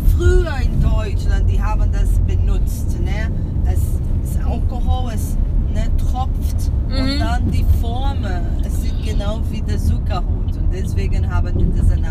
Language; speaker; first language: German; non-native, fluent; Portuguese